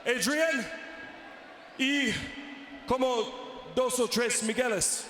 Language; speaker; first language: Spanish; non-native, learner; English